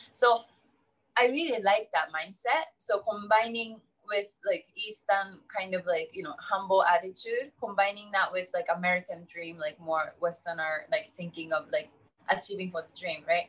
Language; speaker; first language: English; non-native, fluent; Japanese